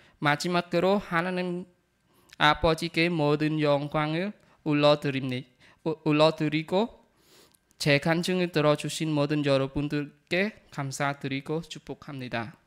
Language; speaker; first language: Korean; non-native, learner; Khmer